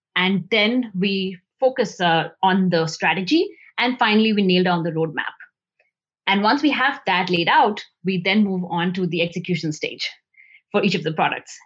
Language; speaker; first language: English; non-native, local second language; Hindi